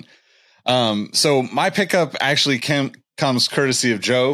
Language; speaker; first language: English; native; English